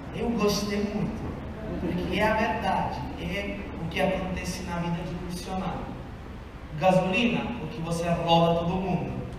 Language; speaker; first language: Portuguese; non-native, fluent; Italian